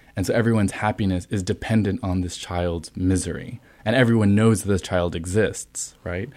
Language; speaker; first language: English; native; English